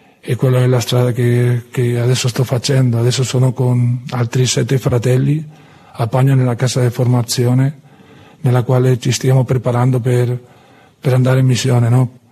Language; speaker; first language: Italian; non-native, fluent; Spanish